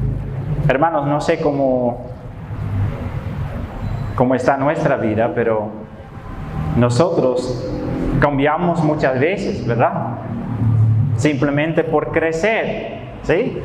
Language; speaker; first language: Spanish; non-native, fluent; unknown